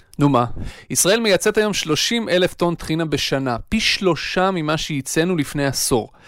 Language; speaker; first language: Hebrew; native; Hebrew